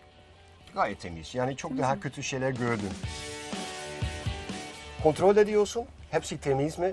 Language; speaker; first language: Turkish; non-native, fluent; Dutch